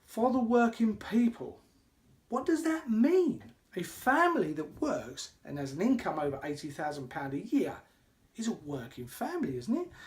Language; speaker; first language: English; native; English